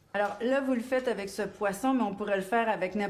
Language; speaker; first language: French; native; French